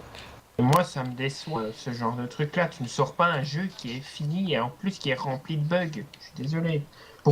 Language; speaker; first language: French; native; French